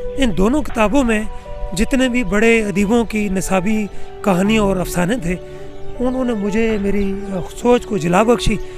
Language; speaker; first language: Urdu; non-native, local second language; Saraiki